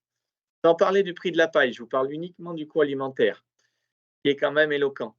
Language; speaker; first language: French; native; French